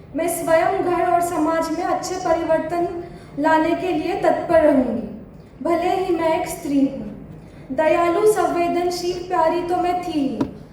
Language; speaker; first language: Hindi; non-native, local second language; Marathi